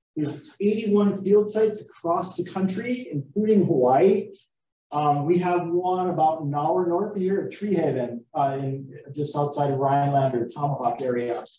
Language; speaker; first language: English; native; English